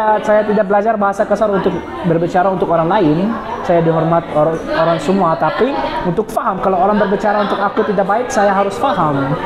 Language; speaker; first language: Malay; non-native, learner; Arabic